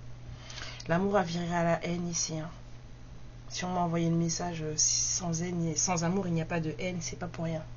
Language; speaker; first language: French; native; French